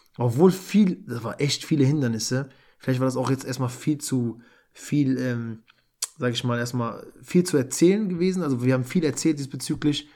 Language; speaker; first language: German; early bilingual, other home language; Albanian